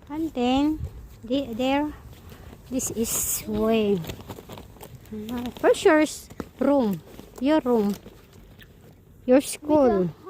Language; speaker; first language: English; non-native, learner; Filipino